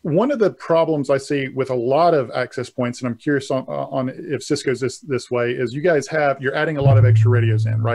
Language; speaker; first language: English; native; English